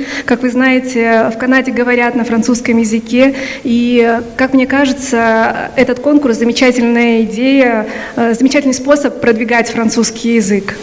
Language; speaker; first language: Russian; native; Russian